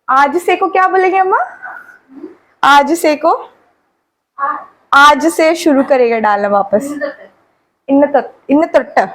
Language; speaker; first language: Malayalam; non-native, learner; Hindi